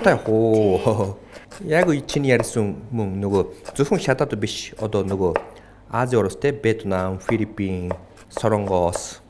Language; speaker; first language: Mongolian; non-native, fluent; Japanese